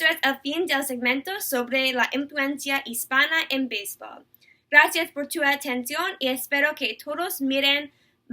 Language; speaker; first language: Spanish; non-native, learner; English